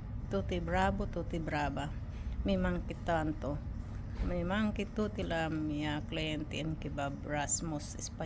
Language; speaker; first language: Italian; non-native, learner; Filipino